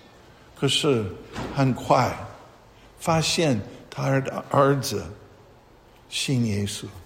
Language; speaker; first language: Chinese; non-native, fluent; English